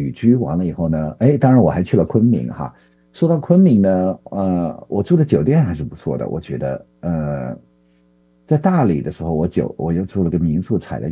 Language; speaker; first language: Chinese; native; Chinese